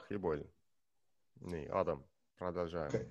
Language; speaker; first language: Russian; non-native, learner; Estonian